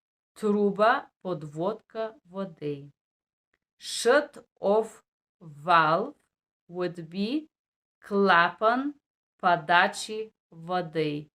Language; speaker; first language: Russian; non-native, learner; Bulgarian